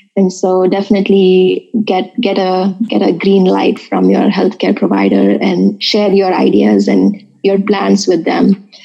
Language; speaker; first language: English; non-native, local second language; Marathi